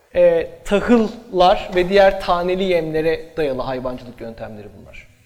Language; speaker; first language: Turkish; native; Turkish